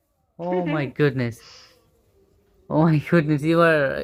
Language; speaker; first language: English; non-native, fluent; Bangla